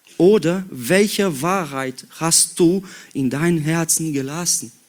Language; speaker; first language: German; non-native, learner; Portuguese